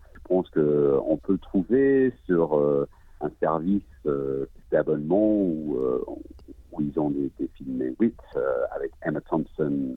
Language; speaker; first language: French; early bilingual, heritage; English